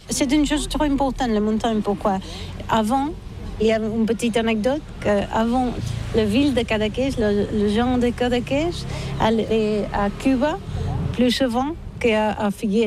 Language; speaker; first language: French; non-native, learner; Catalan